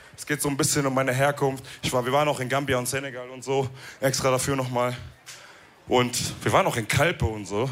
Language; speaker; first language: German; early bilingual, other home language; Wolof